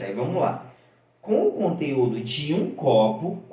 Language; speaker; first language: Portuguese; native; Portuguese